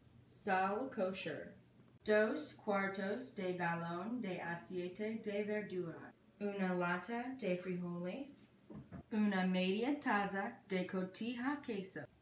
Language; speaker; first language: Spanish; non-native, learner; English